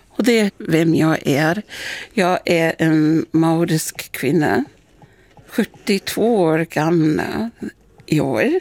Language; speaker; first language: Swedish; non-native, fluent; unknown